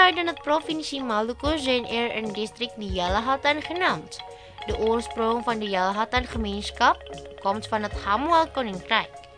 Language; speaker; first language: Dutch; non-native, learner; Indonesian